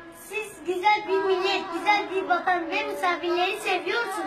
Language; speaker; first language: Turkish; early bilingual, other home language; Arabic